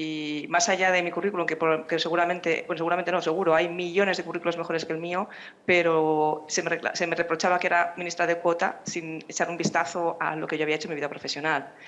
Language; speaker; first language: Spanish; native; Spanish